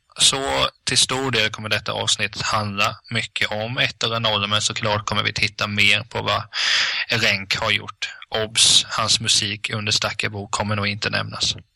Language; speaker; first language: Swedish; native; Swedish